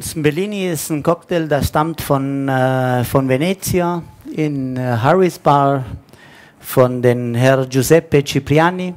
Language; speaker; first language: German; non-native, fluent; Italian